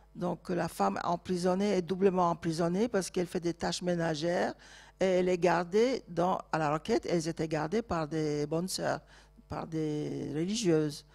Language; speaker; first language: French; non-native, fluent; Turkish